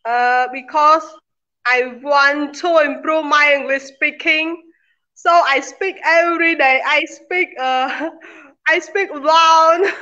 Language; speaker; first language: English; non-native, learner; Khmer